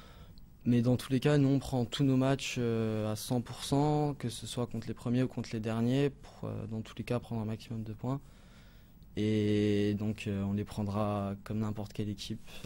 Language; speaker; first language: French; native; French